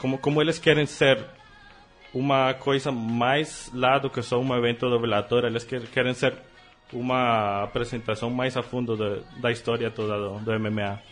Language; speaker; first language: Portuguese; non-native, fluent; Spanish